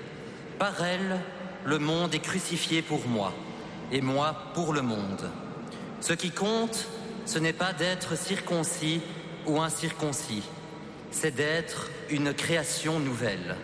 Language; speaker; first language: French; native; French